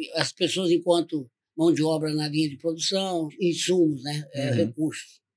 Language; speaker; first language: Portuguese; native; Portuguese